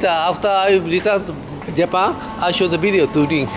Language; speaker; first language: English; non-native, learner; Japanese